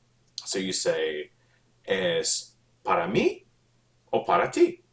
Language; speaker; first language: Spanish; non-native, fluent; English